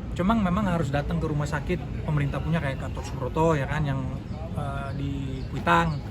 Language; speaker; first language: Indonesian; non-native, fluent; Dutch